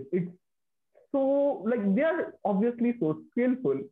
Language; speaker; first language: English; non-native, local second language; Hindi